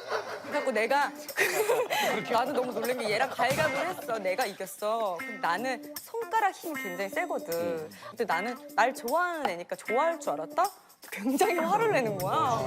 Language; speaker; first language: Korean; native; Korean